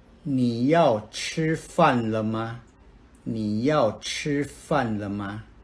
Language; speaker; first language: Chinese; non-native, fluent; Filipino